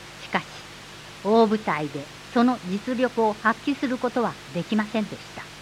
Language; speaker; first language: Japanese; native; Japanese